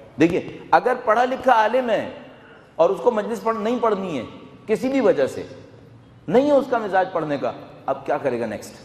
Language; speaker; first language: Urdu; native; Urdu